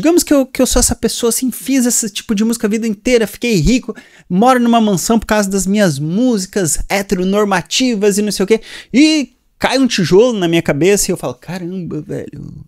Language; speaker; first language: Portuguese; native; Portuguese